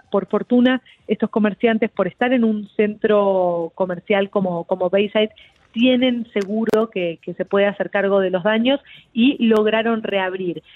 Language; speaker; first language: Spanish; native; Spanish